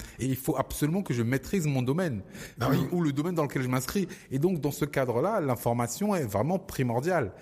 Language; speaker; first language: French; early bilingual, other home language; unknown